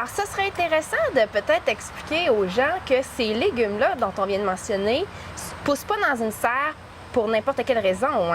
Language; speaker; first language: French; native; French